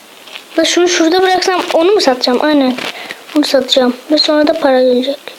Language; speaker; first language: Turkish; native; Turkish